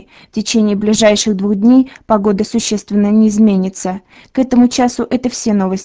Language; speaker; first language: Russian; native; Russian